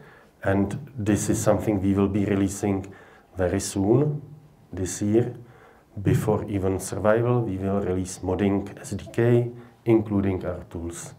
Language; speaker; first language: English; non-native, fluent; Czech